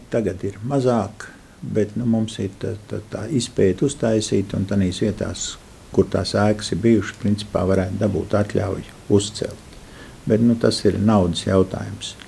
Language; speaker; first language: Latvian; native; Latvian